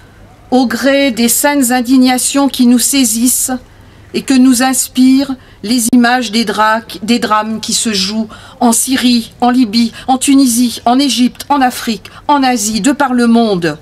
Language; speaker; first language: French; native; French